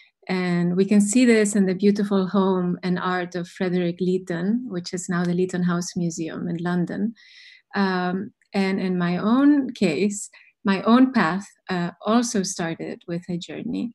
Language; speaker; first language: English; non-native, fluent; Spanish